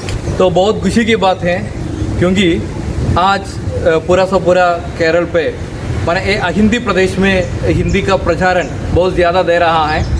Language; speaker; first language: Hindi; non-native, local second language; Malayalam